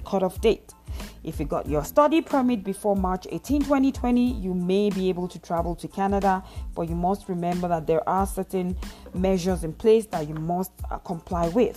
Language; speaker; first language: English; non-native, local second language; Yoruba